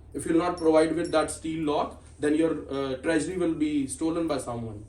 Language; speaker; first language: English; non-native, local second language; Punjabi